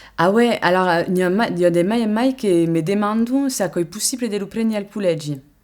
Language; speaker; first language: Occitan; non-native, local second language; French